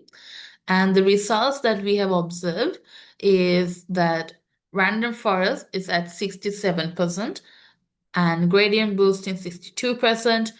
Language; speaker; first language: English; non-native, local second language; Sinhala